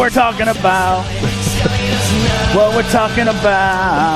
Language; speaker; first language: English; native; English